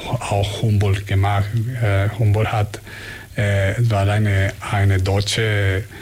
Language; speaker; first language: German; non-native, fluent; Spanish